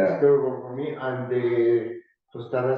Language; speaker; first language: English; non-native, learner; Spanish